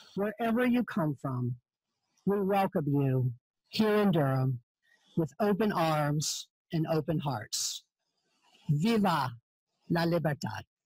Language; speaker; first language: English; native; English